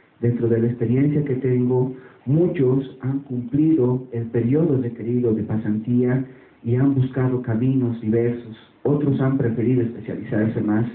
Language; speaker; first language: Spanish; native; Spanish